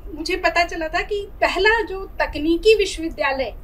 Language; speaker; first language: Hindi; native; Hindi